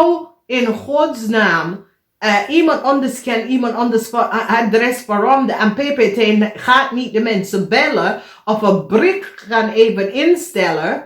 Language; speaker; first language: Dutch; non-native, learner; English